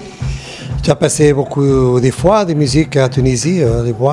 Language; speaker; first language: French; non-native, learner; Portuguese